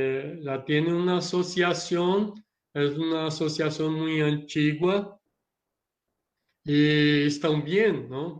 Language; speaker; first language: Spanish; non-native, learner; Portuguese